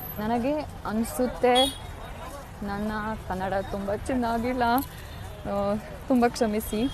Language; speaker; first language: Kannada; non-native, learner; German